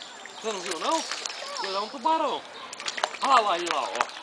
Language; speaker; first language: Portuguese; native; Portuguese